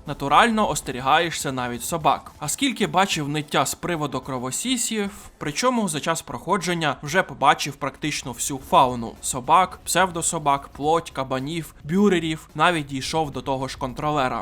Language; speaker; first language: Ukrainian; native; Ukrainian